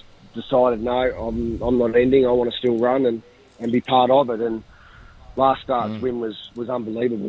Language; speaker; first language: English; native; English